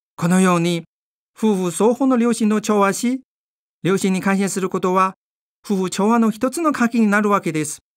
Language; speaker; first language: Japanese; non-native, fluent; Chinese